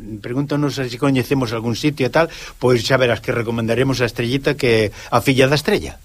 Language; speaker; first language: Galician; native; Galician